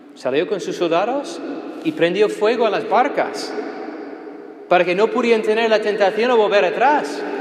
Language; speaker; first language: Spanish; non-native, fluent; English